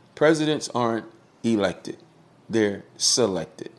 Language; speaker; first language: English; native; English